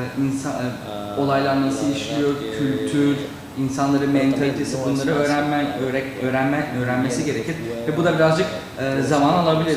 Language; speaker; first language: Turkish; non-native, fluent; Czech